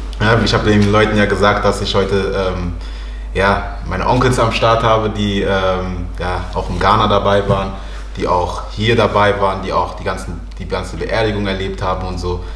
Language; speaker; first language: German; early bilingual, other home language; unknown